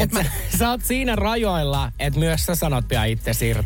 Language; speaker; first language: Finnish; native; Finnish